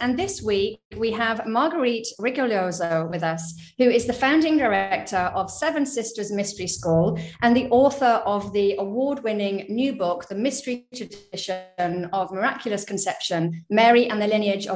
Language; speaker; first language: English; native; English